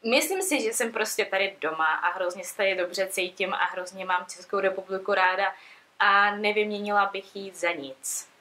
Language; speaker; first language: Czech; early bilingual, other home language; Russian